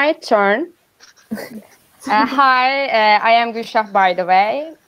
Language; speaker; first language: English; non-native, learner; Turkish